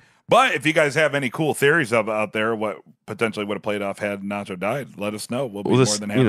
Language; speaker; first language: English; native; English